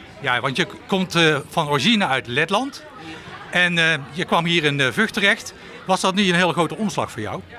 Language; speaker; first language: Dutch; native; Dutch